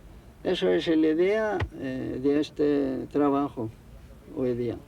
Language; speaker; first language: Spanish; non-native, fluent; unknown